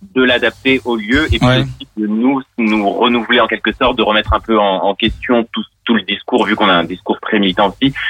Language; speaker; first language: French; native; French